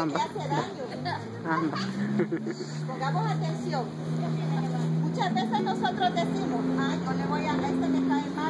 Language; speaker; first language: Spanish; native; Spanish